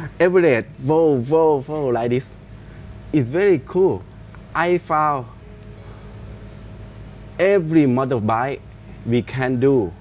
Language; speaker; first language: English; non-native, learner; Thai